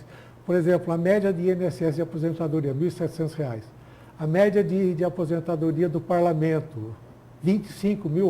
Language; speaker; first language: Portuguese; native; Portuguese